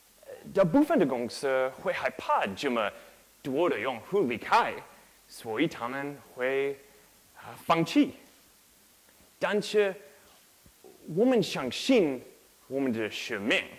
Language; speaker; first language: Chinese; non-native, learner; English